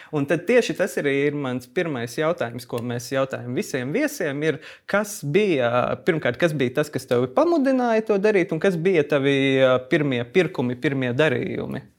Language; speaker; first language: Latvian; native; Latvian